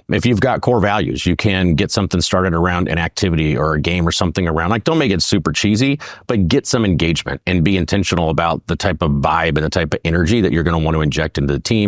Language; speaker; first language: English; native; English